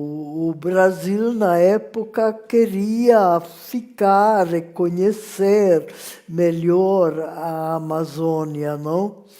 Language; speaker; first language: Portuguese; non-native, fluent; French